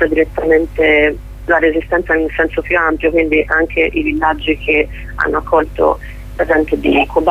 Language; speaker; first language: Italian; native; Italian